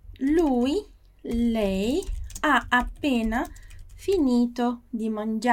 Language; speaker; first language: Italian; non-native, fluent; Portuguese